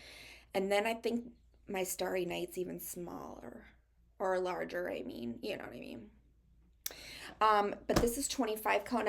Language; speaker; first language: English; native; English